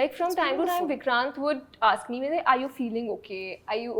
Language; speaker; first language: English; non-native, local second language; Hindi